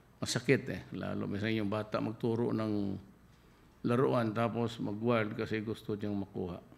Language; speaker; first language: Filipino; non-native, local second language; Cebuano